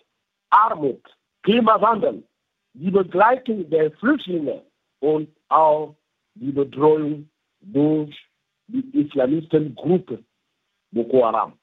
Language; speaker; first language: German; non-native, fluent; French